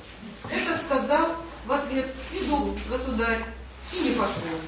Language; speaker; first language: Russian; native; Russian